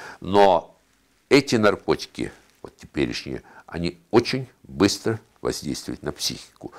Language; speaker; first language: Russian; native; Russian